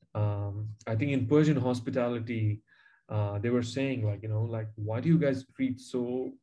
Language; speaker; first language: English; non-native, local second language; Tamil